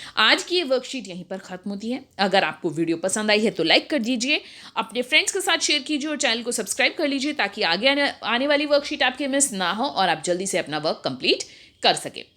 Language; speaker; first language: Hindi; native; Hindi